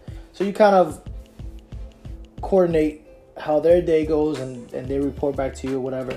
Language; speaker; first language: English; native; English